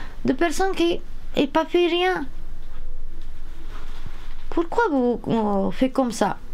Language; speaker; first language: French; non-native, learner; Romanian